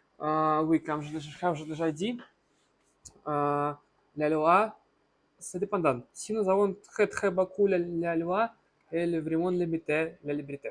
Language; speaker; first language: French; non-native, learner; Russian